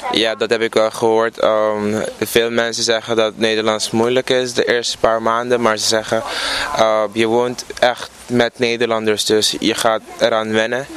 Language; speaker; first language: Dutch; non-native, local second language; Papiamento